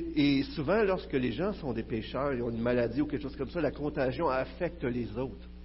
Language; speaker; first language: French; native; French